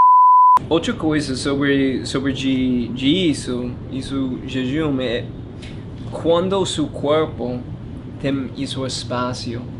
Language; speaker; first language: Portuguese; non-native, learner; English